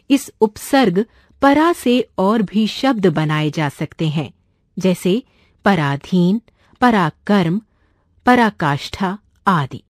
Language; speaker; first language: Hindi; non-native, local second language; Marathi